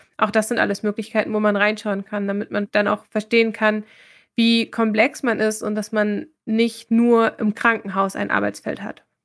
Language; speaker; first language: German; native; German